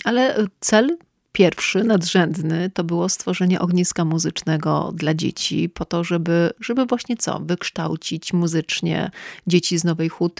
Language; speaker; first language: Polish; native; Polish